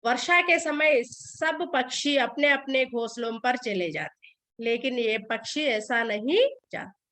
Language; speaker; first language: Hindi; non-native, local second language; Telugu